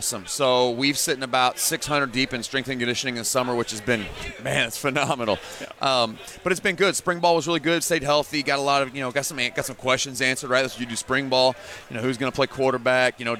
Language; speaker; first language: English; native; English